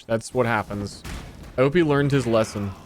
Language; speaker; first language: English; native; English